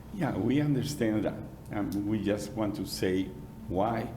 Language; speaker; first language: English; non-native, fluent; Spanish